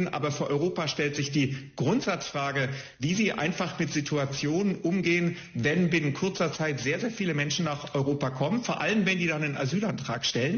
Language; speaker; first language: German; native; German